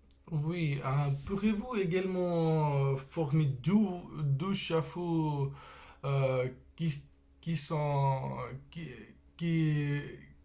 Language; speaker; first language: French; non-native, fluent; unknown